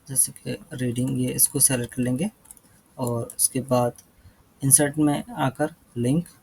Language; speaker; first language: Hindi; native; Hindi